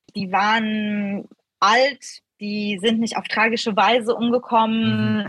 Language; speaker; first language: German; native; German